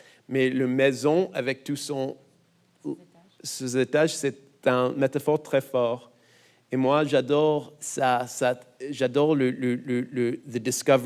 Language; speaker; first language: French; non-native, learner; English